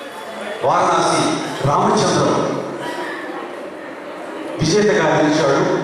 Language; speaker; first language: Telugu; native; Telugu